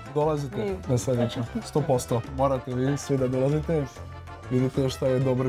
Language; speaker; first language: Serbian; non-native, learner; Portuguese